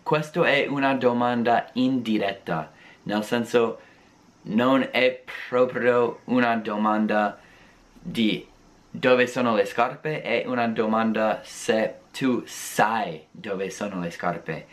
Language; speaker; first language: Italian; non-native, fluent; English